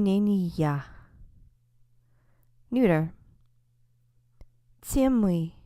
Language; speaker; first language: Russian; non-native, fluent; English